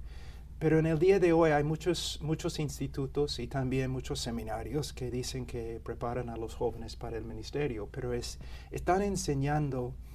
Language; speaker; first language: Spanish; non-native, fluent; English